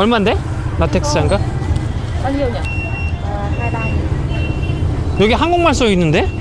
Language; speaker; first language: Korean; native; Korean